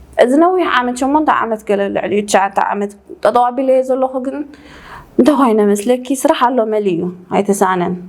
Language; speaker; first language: Tigrinya; native; Tigrinya